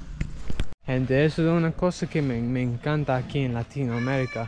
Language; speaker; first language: Spanish; non-native, learner; English